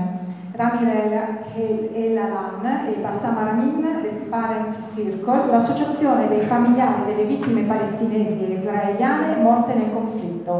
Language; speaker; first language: Italian; native; Italian